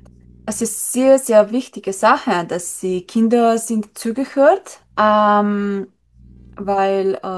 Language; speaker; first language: German; non-native, learner; Slovenian